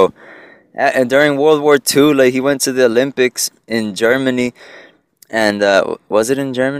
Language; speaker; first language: English; early bilingual, other home language; Spanish